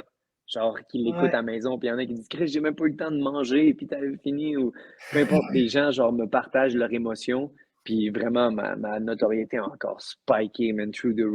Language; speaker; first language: French; native; French